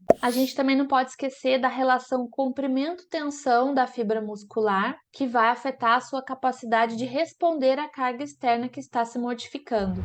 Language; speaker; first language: Portuguese; native; Portuguese